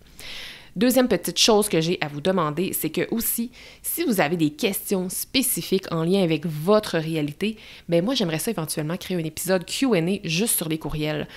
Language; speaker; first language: French; native; French